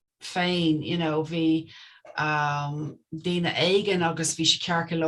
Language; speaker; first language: Irish; non-native, local second language; English